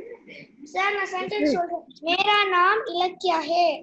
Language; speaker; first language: Hindi; non-native, learner; Tamil